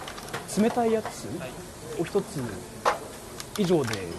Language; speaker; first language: Japanese; native; Japanese